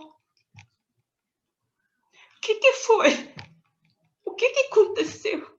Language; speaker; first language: Portuguese; non-native, learner; Japanese